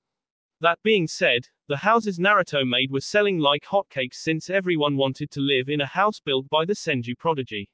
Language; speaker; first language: English; native; English